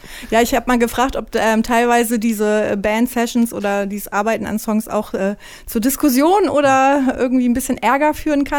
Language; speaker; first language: German; native; German